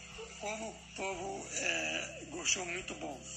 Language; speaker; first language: Portuguese; non-native, learner; Kurdish